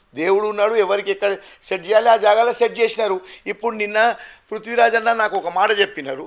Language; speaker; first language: Telugu; non-native, local second language; Gujarati